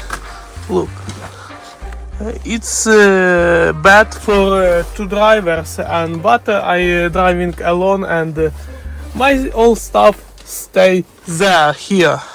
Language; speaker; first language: English; non-native, learner; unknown